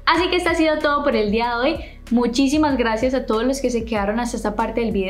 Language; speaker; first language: Spanish; native; Spanish